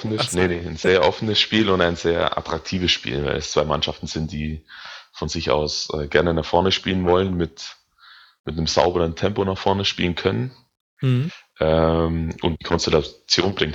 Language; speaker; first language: German; native; German